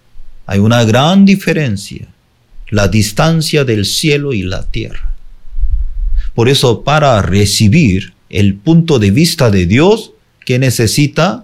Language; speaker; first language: Spanish; non-native, fluent; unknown